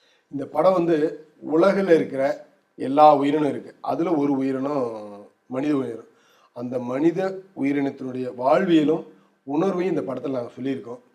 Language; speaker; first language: Tamil; native; Tamil